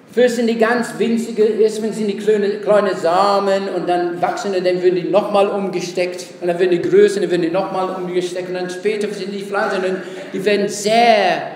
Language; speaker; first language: German; non-native, fluent; English